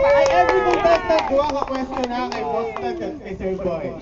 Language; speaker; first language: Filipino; non-native, local second language; Cebuano